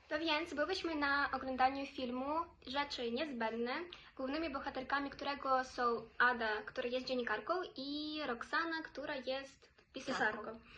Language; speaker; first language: Polish; non-native, fluent; Ukrainian